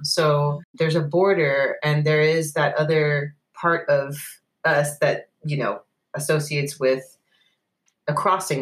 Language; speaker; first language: English; native; English